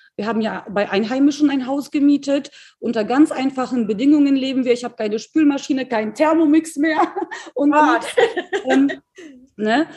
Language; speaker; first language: German; early bilingual, other home language; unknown